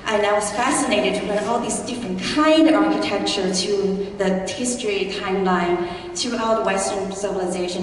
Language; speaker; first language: English; early bilingual, other home language; Chinese